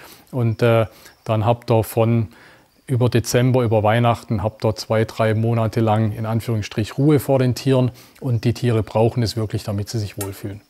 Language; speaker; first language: German; native; German